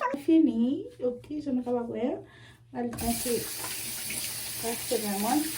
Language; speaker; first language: French; non-native, learner; Haitian Creole